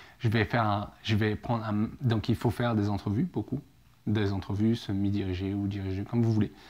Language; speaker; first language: French; native; French